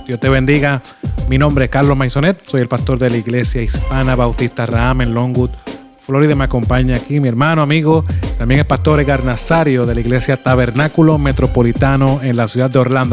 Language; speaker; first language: Spanish; native; Spanish